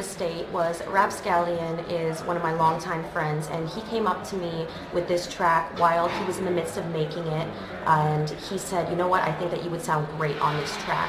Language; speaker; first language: English; native; English